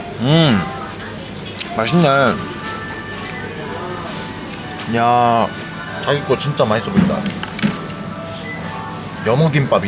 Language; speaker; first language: Korean; native; Korean